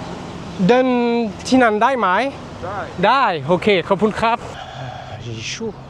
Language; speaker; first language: Thai; non-native, learner; French